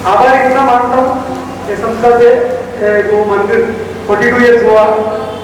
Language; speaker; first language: Hindi; non-native, local second language; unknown